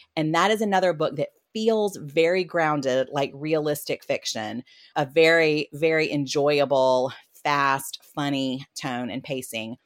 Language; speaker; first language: English; native; English